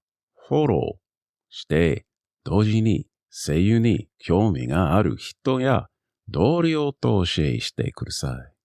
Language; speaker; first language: Japanese; non-native, learner; English